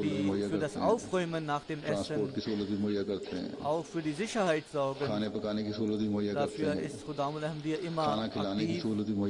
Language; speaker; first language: German; non-native, fluent; Urdu